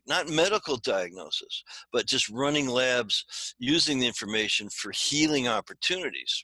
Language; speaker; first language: English; native; English